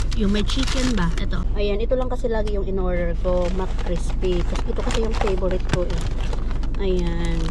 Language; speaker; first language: Filipino; non-native, local second language; Cebuano